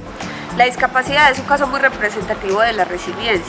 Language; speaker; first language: Spanish; native; Spanish